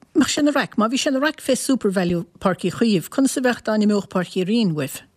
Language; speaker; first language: Irish; native; Irish